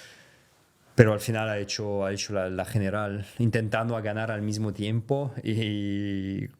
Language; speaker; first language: Spanish; non-native, fluent; French